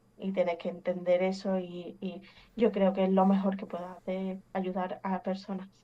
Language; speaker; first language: Spanish; early bilingual, other home language; English